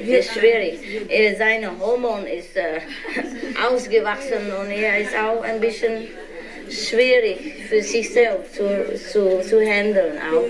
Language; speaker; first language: German; non-native, learner; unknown